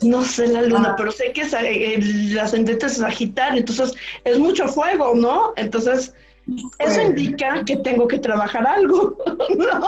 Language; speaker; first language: Spanish; native; Spanish